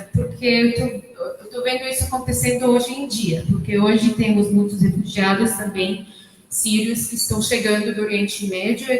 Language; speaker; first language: Portuguese; non-native, fluent; Arabic